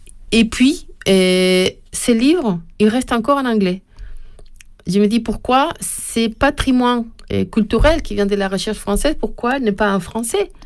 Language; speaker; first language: French; non-native, fluent; Spanish